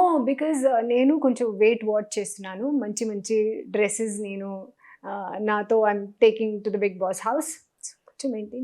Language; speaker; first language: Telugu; non-native, learner; Hindi